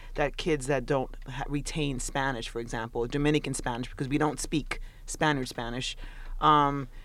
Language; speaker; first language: English; early bilingual, other home language; Spanish